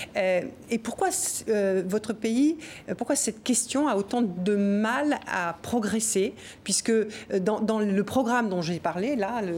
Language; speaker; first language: French; native; French